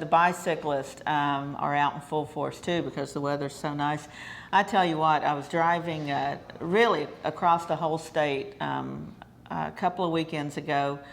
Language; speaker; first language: English; native; English